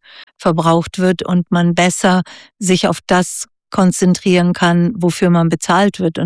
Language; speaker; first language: German; native; German